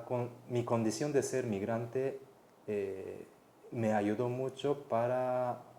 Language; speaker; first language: Spanish; non-native, fluent; Japanese